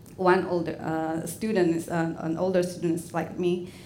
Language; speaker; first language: English; non-native, fluent; Indonesian